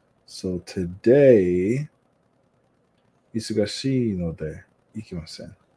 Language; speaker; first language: Japanese; non-native, learner; English